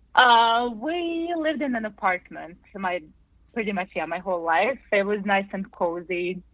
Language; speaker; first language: English; non-native, fluent; Croatian